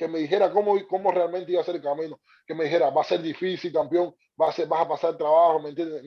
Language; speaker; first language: Spanish; native; Spanish